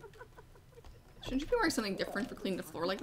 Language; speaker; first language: English; native; English